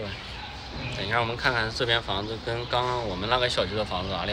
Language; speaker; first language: Chinese; native; Chinese